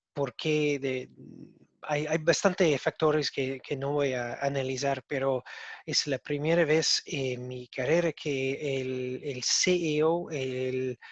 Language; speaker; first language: Spanish; non-native, learner; English